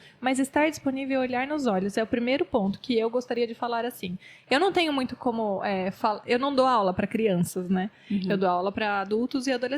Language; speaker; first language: Portuguese; native; Portuguese